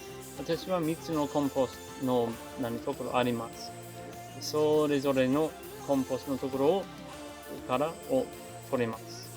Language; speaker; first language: Japanese; non-native, learner; English